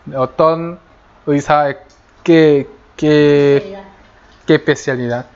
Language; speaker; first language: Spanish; non-native, fluent; Korean